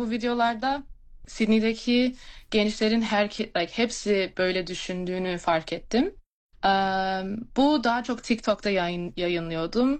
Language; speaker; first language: Turkish; early bilingual, heritage; Turkish